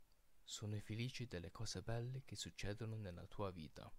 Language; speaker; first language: Italian; non-native, fluent; Filipino